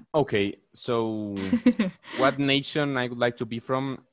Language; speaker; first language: English; non-native, fluent; Spanish